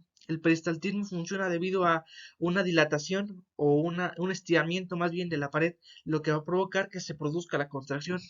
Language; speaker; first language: Spanish; native; Spanish